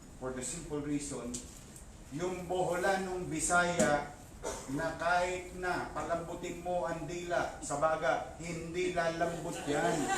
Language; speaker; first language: Filipino; native; Filipino